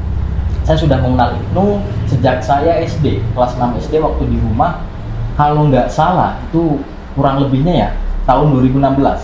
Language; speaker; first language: Indonesian; non-native, local second language; Javanese